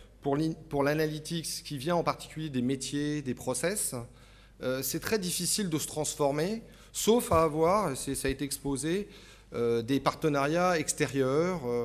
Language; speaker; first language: French; native; French